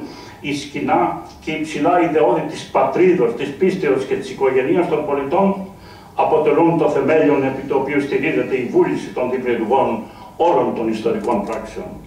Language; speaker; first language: Greek; native; Greek